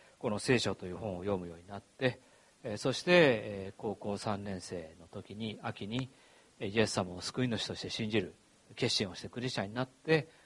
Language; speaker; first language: Japanese; native; Japanese